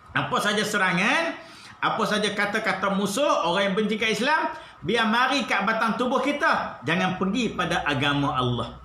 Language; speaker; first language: Malay; native; Malay